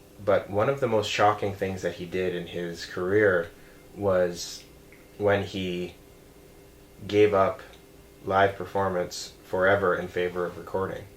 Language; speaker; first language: English; native; English